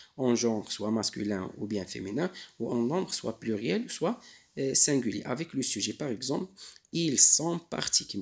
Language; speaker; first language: French; non-native, local second language; Arabic